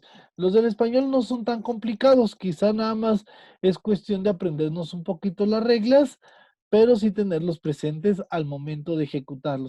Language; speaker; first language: Spanish; native; Spanish